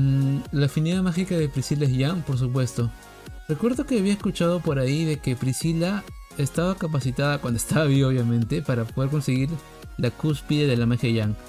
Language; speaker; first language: Spanish; native; Spanish